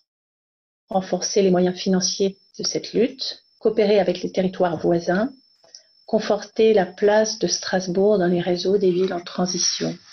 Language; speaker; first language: French; native; French